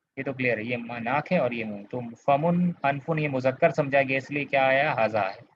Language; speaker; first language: Urdu; native; Urdu